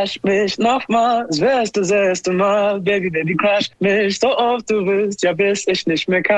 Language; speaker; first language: German; non-native, learner; English